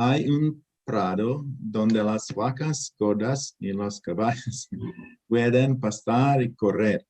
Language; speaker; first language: Spanish; non-native, learner; English